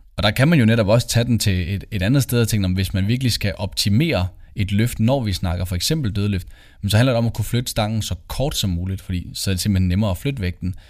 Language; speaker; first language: Danish; native; Danish